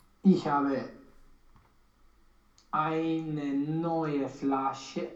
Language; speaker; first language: German; non-native, learner; Romanian